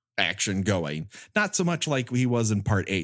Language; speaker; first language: English; native; English